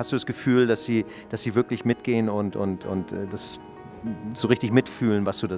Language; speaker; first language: German; native; German